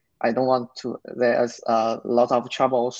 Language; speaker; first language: English; non-native, learner; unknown